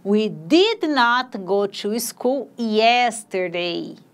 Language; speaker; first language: English; non-native, fluent; Portuguese